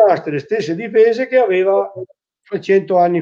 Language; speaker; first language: Italian; native; Italian